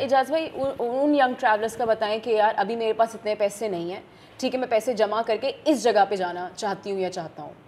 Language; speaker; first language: Urdu; native; Urdu